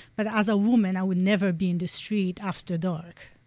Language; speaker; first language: English; non-native, fluent; French